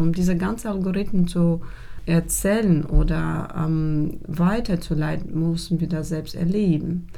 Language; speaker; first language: German; non-native, fluent; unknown